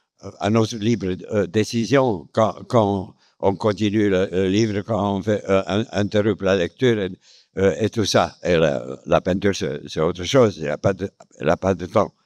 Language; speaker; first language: French; non-native, fluent; Romanian